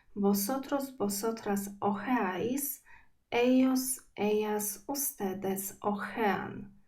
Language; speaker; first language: Spanish; non-native, fluent; Polish